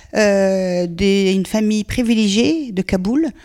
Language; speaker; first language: French; early bilingual, other home language; Persian